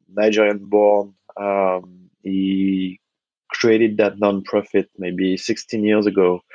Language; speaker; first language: English; non-native, fluent; French